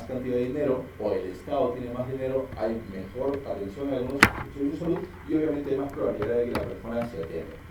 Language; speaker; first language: Spanish; native; Spanish